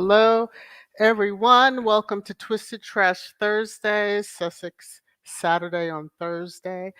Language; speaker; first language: English; native; English